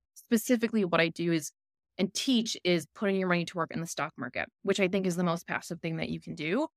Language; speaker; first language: English; native; English